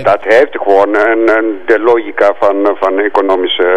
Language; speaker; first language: Dutch; non-native, fluent; Greek